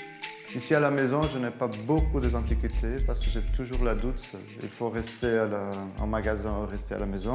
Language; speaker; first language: French; non-native, fluent; Portuguese